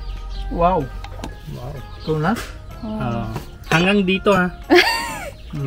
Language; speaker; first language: Filipino; non-native, learner; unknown